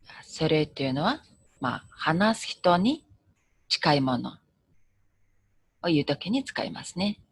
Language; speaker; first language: Japanese; non-native, fluent; Mongolian